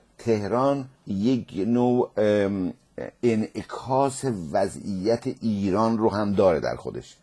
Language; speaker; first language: Persian; non-native, local second language; Azerbaijani